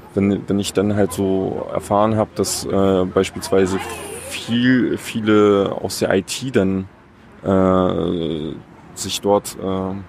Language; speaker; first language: German; native; German